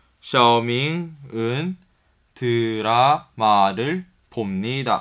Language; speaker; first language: Korean; non-native, fluent; Chinese